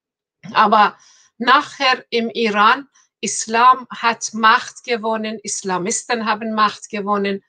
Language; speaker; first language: German; non-native, fluent; Persian